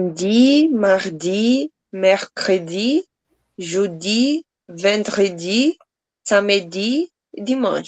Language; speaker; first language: French; non-native, learner; Portuguese